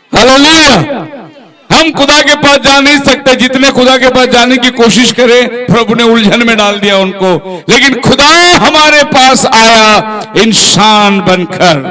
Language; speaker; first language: Hindi; non-native, local second language; Tamil